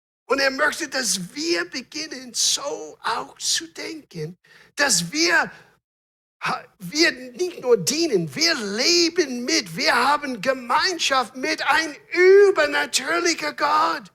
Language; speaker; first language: German; non-native, fluent; English